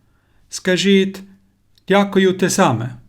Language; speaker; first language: Ukrainian; non-native, learner; Finnish